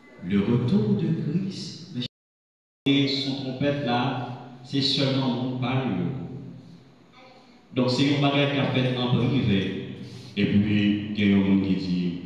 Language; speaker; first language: French; non-native, local second language; Haitian Creole